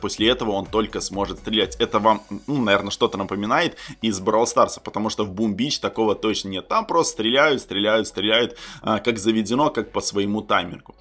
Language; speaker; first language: Russian; native; Russian